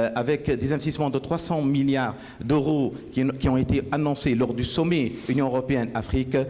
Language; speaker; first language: French; non-native, local second language; Arabic